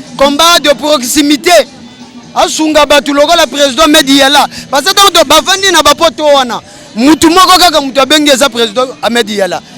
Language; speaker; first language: Lingala; native; Lingala